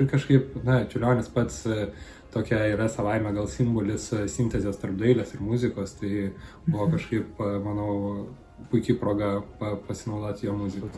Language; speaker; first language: Lithuanian; native; Lithuanian